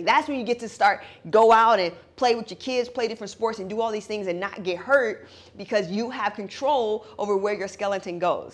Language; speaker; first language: English; native; English